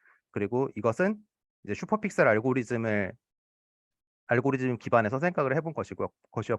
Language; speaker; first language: Korean; native; Korean